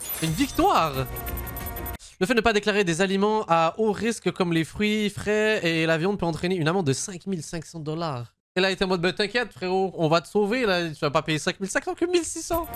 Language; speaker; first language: French; native; French